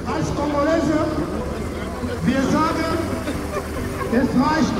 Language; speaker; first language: German; non-native, fluent; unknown